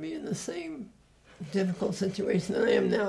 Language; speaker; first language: English; native; English